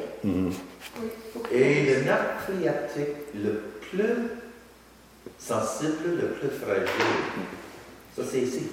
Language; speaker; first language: French; non-native, learner; English